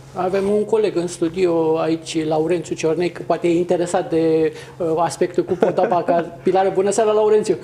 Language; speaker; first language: Romanian; native; Romanian